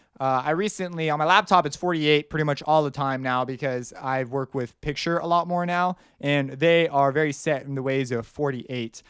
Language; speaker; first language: English; native; English